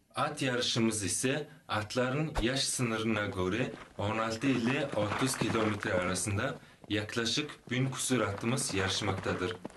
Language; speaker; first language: Turkish; non-native, fluent; Kazakh